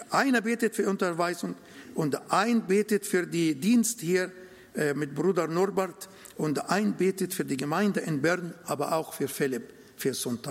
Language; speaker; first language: German; non-native, learner; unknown